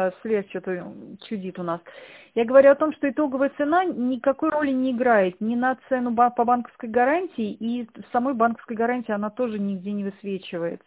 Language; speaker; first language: Russian; native; Russian